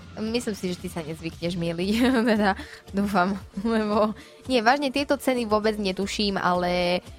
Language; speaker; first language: Slovak; native; Slovak